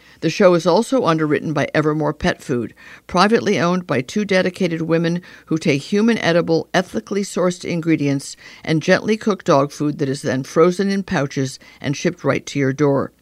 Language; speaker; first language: English; native; English